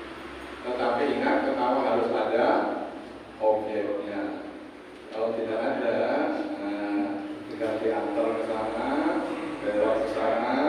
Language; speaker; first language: Indonesian; non-native, local second language; Javanese